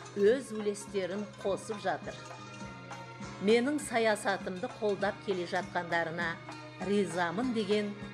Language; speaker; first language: Kazakh; non-native, local second language; Uyghur